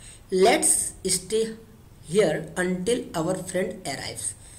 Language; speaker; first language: English; non-native, local second language; Hindi